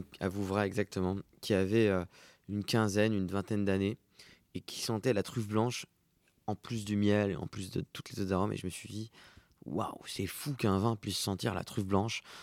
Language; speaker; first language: French; native; French